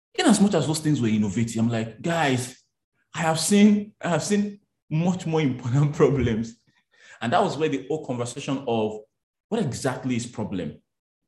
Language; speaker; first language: English; non-native, local second language; Yoruba